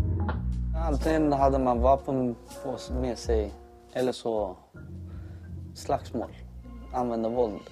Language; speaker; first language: Swedish; non-native, local second language; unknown